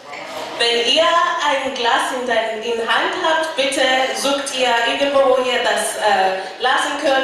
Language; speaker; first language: German; non-native, fluent; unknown